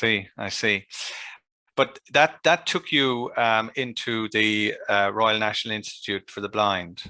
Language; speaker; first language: English; native; English